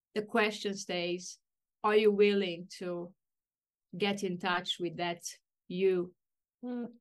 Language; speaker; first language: English; non-native, fluent; Romanian